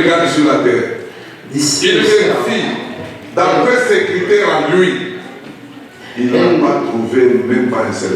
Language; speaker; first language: French; non-native, local second language; Lingala